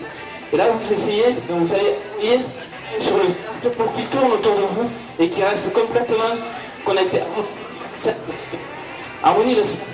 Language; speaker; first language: French; native; French